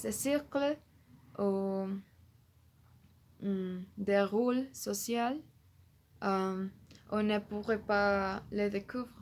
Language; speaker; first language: French; non-native, learner; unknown